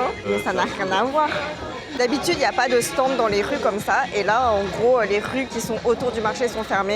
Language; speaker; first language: French; native; French